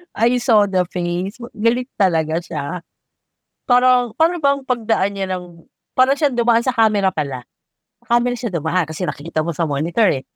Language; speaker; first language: Filipino; native; Filipino